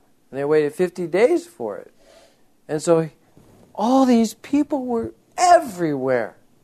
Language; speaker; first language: English; native; English